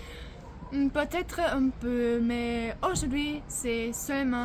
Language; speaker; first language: French; non-native, learner; German